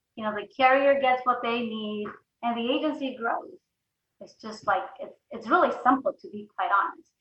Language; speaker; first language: English; early bilingual, other home language; Spanish